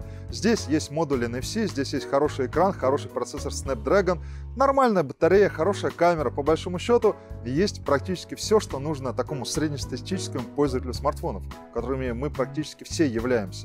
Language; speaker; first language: Russian; native; Russian